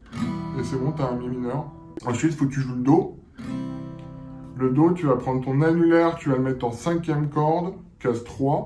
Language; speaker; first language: French; native; French